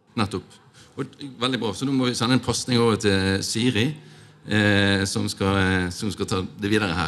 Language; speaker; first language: Norwegian; native; Norwegian